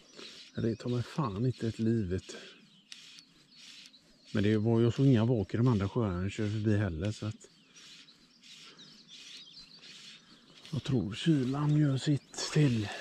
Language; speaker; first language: Swedish; native; Swedish